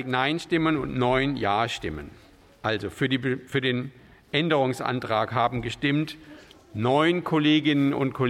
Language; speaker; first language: German; native; German